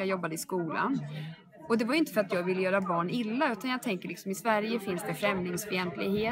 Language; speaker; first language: Swedish; native; Swedish